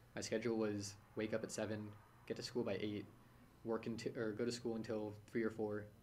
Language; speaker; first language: English; native; English